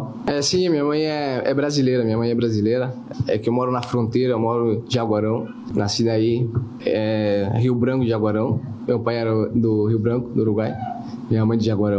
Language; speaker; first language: Portuguese; early bilingual, heritage; Spanish